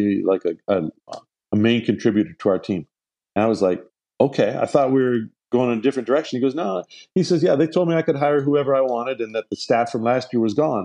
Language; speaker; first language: English; native; English